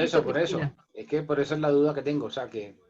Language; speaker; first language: Spanish; native; Spanish